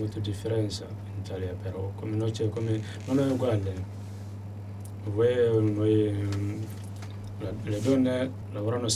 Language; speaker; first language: Italian; non-native, learner; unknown